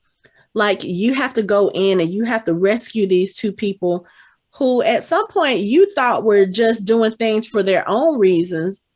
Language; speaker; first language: English; native; English